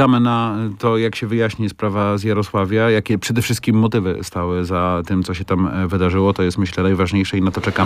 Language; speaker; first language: Polish; native; Polish